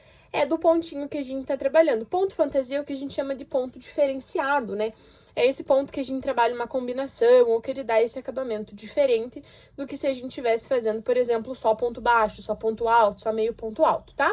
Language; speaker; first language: Portuguese; native; Portuguese